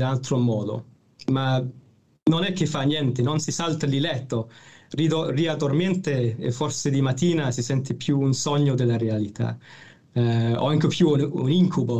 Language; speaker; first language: Italian; non-native, fluent; English